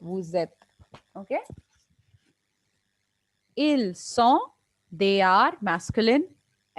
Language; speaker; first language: French; non-native, fluent; Hindi